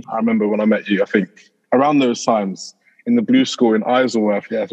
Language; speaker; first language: English; native; English